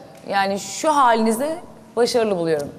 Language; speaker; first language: Turkish; native; Turkish